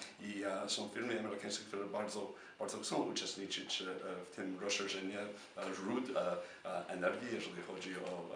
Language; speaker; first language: Polish; non-native, fluent; English